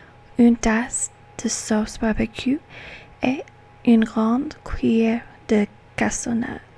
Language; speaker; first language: French; non-native, learner; English